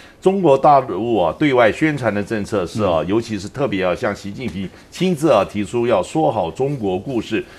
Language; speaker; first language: Chinese; native; Chinese